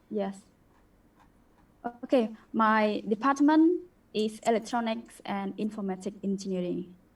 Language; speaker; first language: English; non-native, learner; Khmer